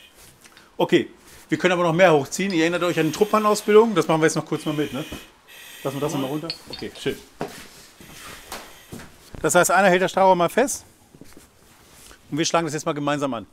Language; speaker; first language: German; native; German